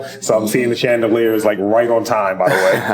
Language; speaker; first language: English; native; English